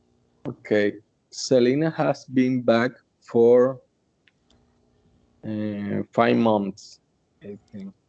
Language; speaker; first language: English; non-native, learner; Spanish